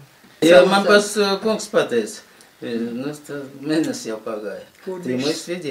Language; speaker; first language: Latvian; non-native, local second language; Russian